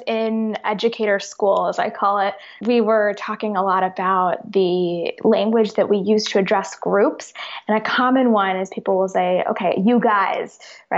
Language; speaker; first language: English; native; English